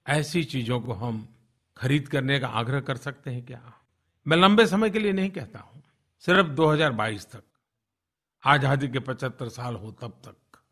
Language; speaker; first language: Hindi; non-native, local second language; Gujarati